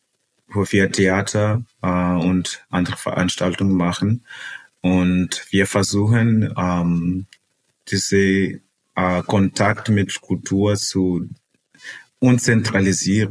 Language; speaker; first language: German; non-native, fluent; Portuguese